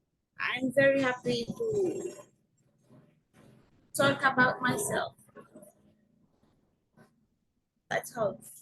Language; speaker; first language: English; non-native, learner; Haitian Creole